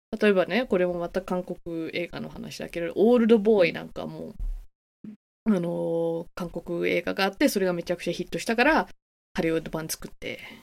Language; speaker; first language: Japanese; native; Japanese